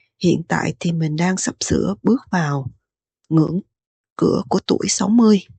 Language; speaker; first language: Vietnamese; native; Vietnamese